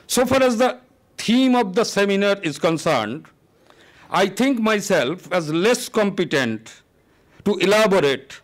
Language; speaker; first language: English; non-native, local second language; Bangla